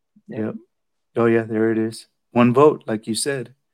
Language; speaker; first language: English; early bilingual, other home language; Spanish